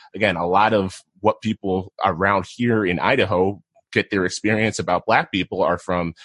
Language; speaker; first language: English; native; English